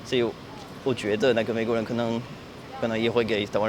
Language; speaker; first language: Chinese; non-native, learner; French